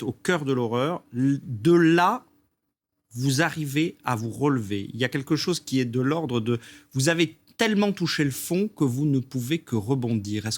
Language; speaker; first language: French; native; French